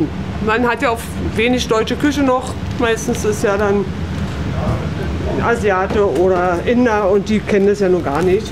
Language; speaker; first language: German; native; German